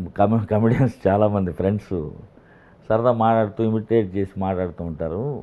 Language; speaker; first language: Telugu; native; Telugu